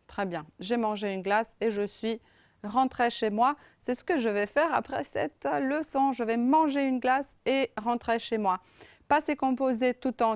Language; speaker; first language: French; non-native, fluent; Romanian